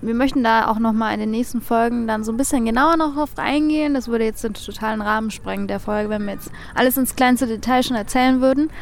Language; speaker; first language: German; native; German